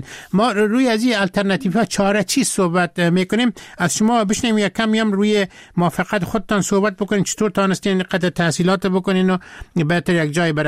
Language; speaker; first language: Persian; native; Persian